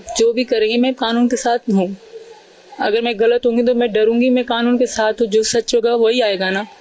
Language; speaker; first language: Urdu; non-native, local second language; Sindhi